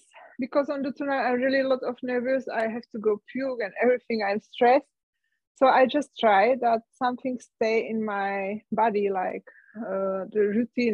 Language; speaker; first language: English; non-native, learner; Czech